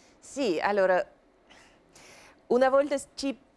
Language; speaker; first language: Italian; non-native, learner; Russian